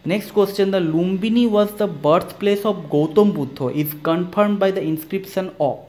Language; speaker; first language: English; non-native, local second language; Bangla